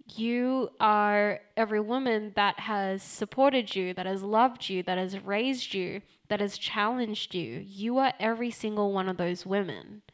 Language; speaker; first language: English; early bilingual, other home language; Japanese